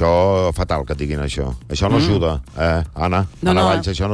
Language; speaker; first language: Catalan; native; Catalan